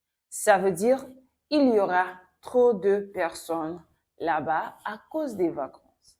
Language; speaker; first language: French; non-native, fluent; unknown